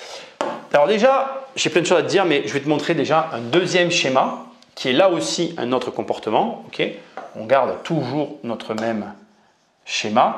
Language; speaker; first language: French; native; French